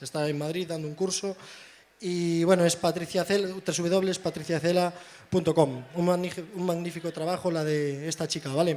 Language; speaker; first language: Spanish; native; Spanish